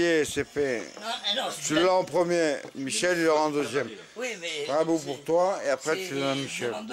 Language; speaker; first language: French; native; French